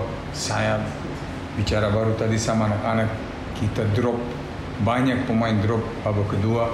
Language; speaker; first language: Indonesian; non-native, learner; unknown